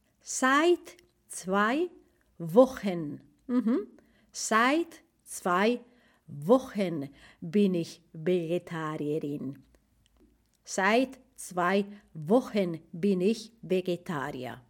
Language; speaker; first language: German; non-native, fluent; Spanish